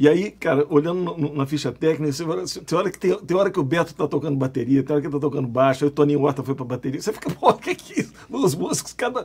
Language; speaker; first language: Portuguese; native; Portuguese